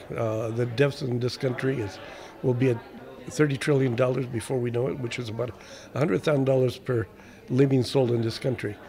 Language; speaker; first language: English; early bilingual, other home language; Spanish